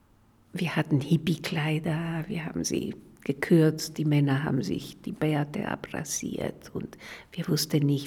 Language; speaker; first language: German; non-native, fluent; Spanish